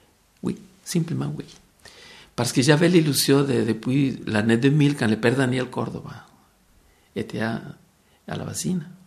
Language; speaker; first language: French; non-native, fluent; Spanish